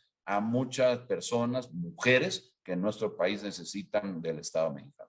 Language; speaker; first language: Spanish; native; Spanish